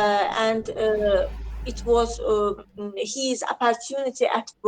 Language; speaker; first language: English; non-native, learner; Azerbaijani